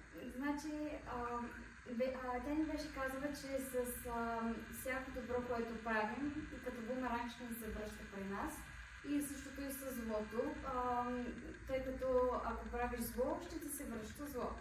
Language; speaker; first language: Bulgarian; native; Bulgarian